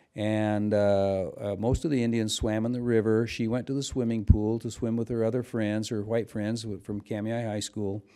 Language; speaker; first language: English; native; English